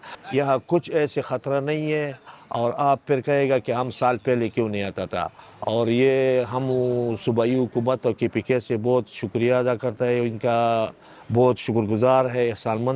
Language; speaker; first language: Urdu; non-native, fluent; Pashto